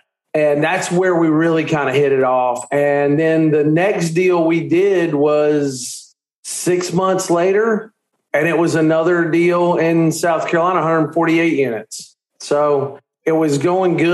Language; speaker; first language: English; native; English